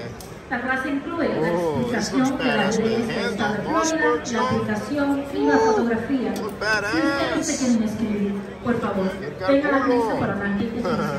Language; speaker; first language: Spanish; native; Spanish